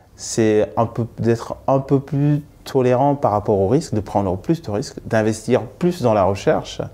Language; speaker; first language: French; non-native, local second language; Wolof